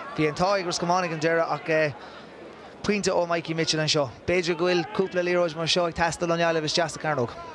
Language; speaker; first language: Irish; non-native, local second language; English